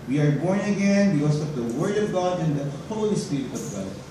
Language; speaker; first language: English; non-native, local second language; Filipino